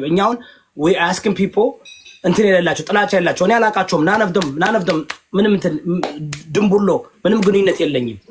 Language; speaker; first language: Amharic; early bilingual, heritage; Amharic